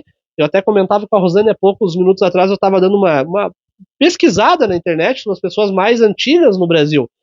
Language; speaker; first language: Portuguese; native; Portuguese